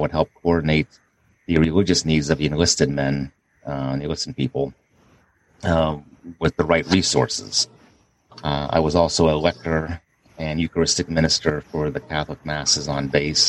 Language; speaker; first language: English; native; English